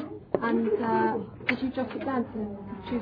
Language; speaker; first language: English; native; English